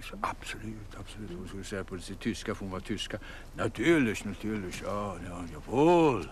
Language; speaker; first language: Swedish; native; Swedish